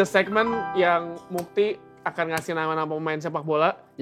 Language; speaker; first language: Indonesian; native; Indonesian